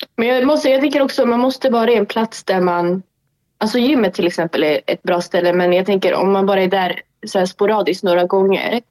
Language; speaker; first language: Swedish; early bilingual, other home language; Tigrinya